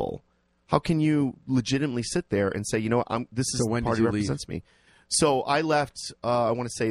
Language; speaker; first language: English; native; English